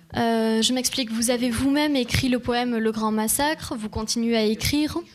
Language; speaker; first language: French; native; French